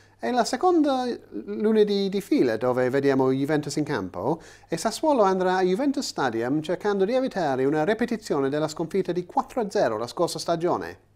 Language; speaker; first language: Italian; non-native, fluent; English